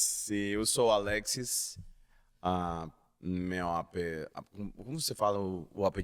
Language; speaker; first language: Portuguese; non-native, learner; Spanish